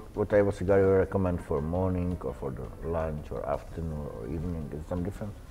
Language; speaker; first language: English; non-native, fluent; Czech